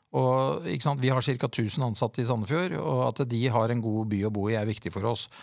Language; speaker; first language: Norwegian; native; Norwegian